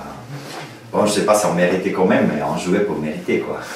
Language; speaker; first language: French; non-native, learner; Portuguese